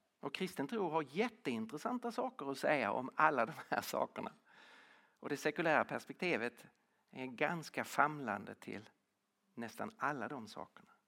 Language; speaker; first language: Swedish; native; Swedish